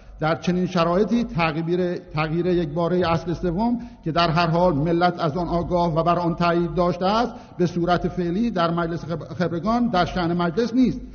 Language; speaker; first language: Persian; non-native, local second language; Azerbaijani